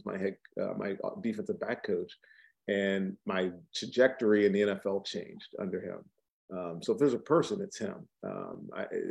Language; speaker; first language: English; native; English